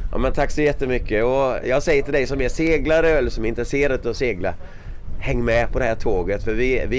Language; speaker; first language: Swedish; native; Swedish